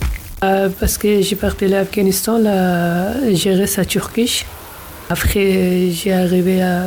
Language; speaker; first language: French; non-native, learner; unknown